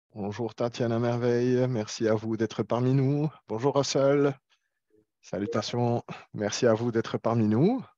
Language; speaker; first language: French; non-native, local second language; Arabic